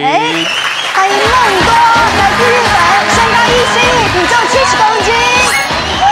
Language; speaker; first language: Chinese; native; Chinese